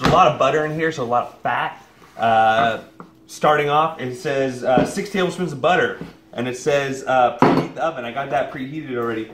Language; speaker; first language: English; native; English